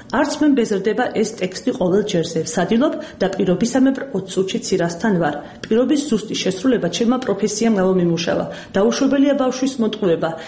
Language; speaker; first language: Georgian; native; Georgian